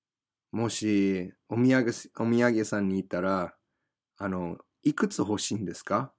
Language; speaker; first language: Japanese; non-native, fluent; English